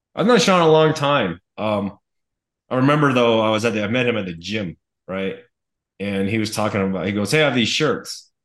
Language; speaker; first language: English; native; English